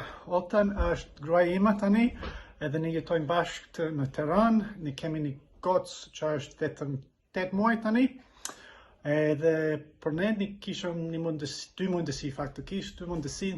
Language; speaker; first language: Albanian; non-native, learner; English